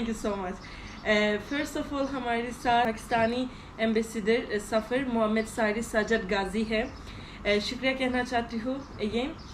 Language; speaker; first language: Hindi; non-native, learner; Turkish